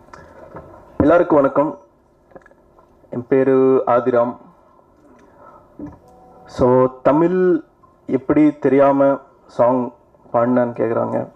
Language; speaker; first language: Tamil; non-native, fluent; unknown